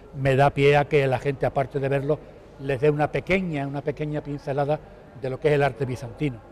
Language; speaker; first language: Spanish; native; Spanish